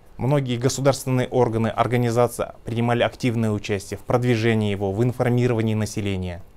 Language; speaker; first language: Russian; non-native, local second language; Kazakh